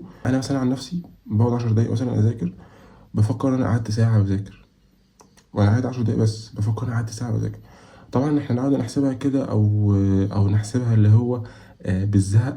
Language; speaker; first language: Arabic; native; Arabic